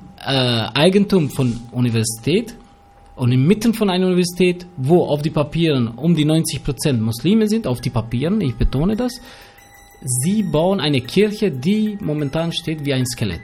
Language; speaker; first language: German; early bilingual, other home language; Albanian